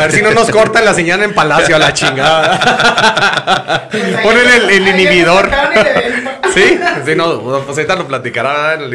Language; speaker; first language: Spanish; native; Spanish